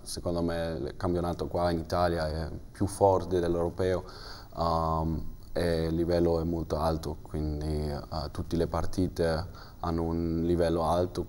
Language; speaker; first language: Italian; non-native, learner; German